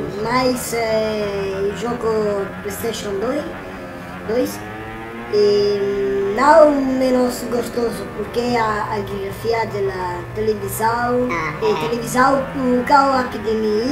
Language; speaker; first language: Portuguese; non-native, learner; Italian